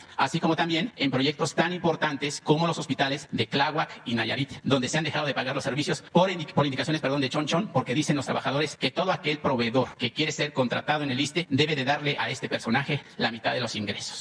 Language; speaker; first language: Spanish; native; Spanish